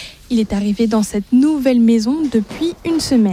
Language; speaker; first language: French; native; French